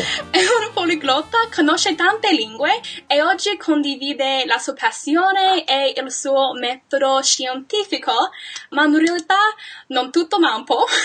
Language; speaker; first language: Italian; non-native, fluent; English